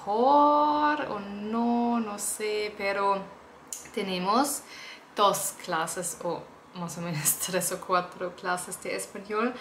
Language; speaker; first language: Spanish; non-native, learner; German